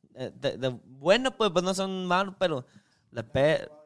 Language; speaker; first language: Spanish; non-native, learner; Chinese